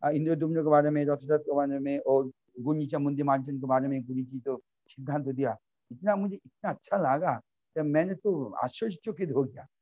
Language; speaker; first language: Hindi; non-native, local second language; Bangla